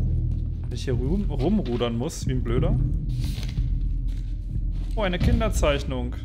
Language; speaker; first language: German; native; German